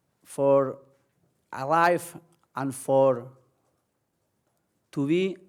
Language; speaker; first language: English; non-native, learner; Spanish